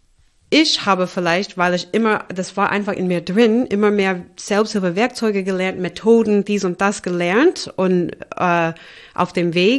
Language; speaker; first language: German; non-native, fluent; English